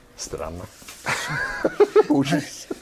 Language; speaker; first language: Russian; non-native, learner; English